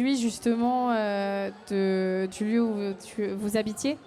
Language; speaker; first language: French; native; French